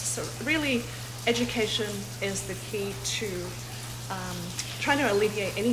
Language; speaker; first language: English; native; English